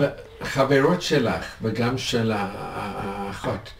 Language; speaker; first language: Hebrew; non-native, learner; English